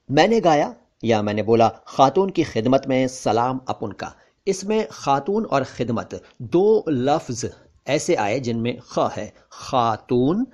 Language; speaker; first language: Urdu; native; Urdu